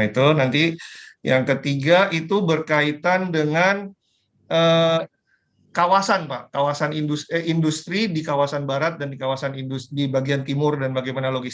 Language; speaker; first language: Indonesian; native; Indonesian